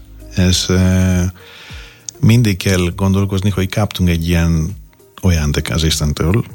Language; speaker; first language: Hungarian; non-native, fluent; Greek